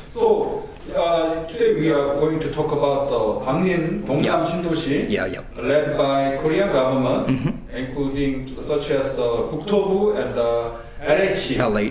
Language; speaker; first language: English; non-native, learner; Korean